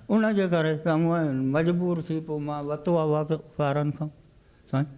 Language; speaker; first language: Sindhi; native; Sindhi